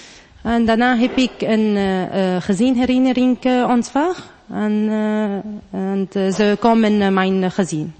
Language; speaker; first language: Dutch; non-native, learner; Arabic